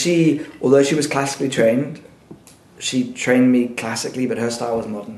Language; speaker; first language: English; native; English